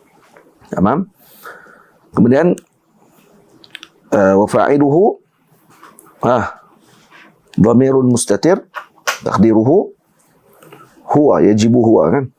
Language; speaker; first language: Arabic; non-native, fluent; Malay